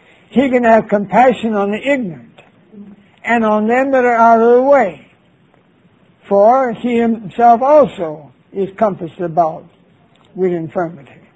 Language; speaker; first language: English; native; English